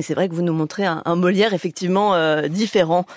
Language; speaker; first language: French; native; French